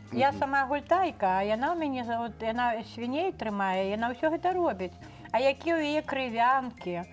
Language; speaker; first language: Belarusian; non-native, local second language; Russian